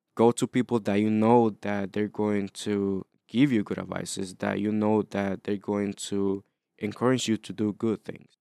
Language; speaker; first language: English; early bilingual, other home language; Spanish